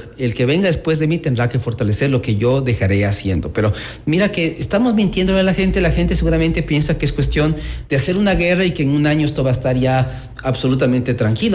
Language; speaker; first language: Spanish; native; Spanish